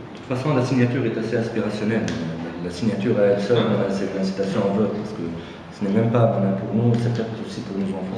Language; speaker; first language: French; non-native, local second language; Arabic